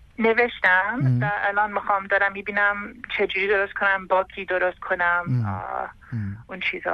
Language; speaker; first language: Persian; early bilingual, heritage; Persian